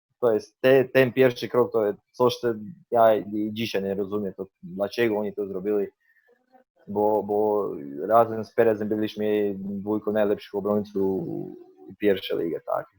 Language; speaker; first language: Polish; non-native, fluent; Croatian